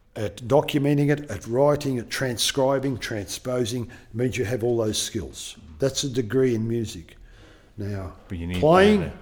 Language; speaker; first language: English; native; English